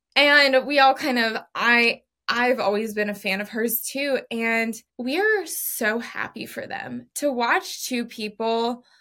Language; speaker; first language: English; native; English